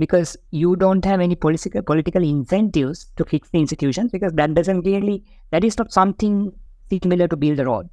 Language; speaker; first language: English; non-native, local second language; Sinhala